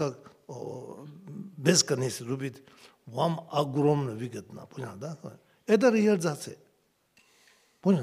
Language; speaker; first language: Russian; non-native, learner; Tibetan